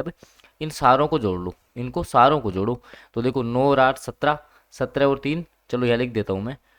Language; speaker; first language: Hindi; native; Hindi